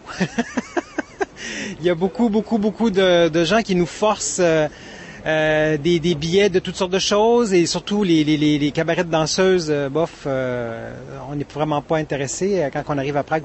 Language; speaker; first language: French; native; French